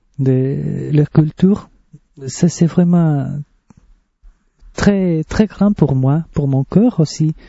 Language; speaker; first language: French; non-native, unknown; Spanish